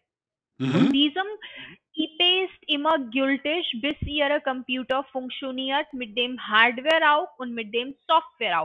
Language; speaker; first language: German; non-native, learner; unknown